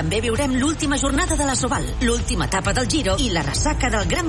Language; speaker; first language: Catalan; native; Catalan